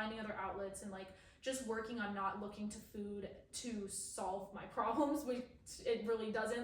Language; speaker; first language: English; native; English